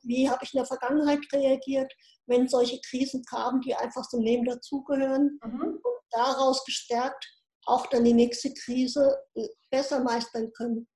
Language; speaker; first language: German; native; German